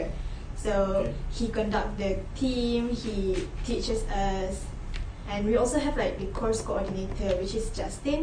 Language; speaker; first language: English; non-native, local second language; Malay